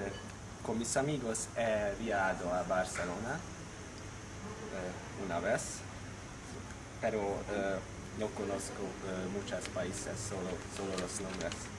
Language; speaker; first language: Spanish; non-native, learner; Hungarian